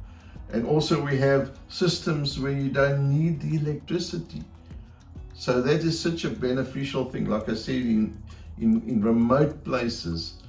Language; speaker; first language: English; native; English